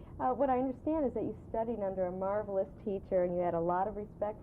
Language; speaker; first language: English; native; English